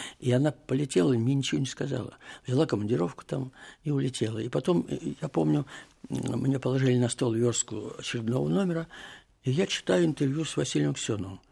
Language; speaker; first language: Russian; native; Russian